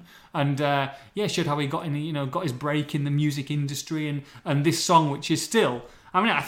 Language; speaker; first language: English; native; English